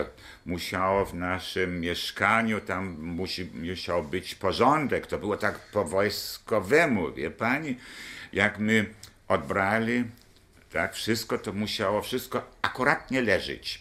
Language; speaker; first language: Polish; non-native, local second language; German